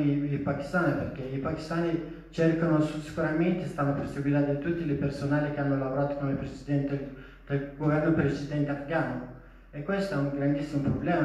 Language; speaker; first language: Italian; non-native, fluent; Persian